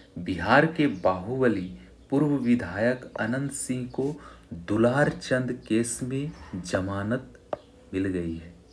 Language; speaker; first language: Hindi; native; Hindi